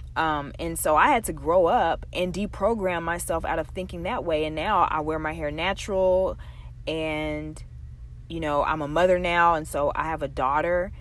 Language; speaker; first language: English; native; English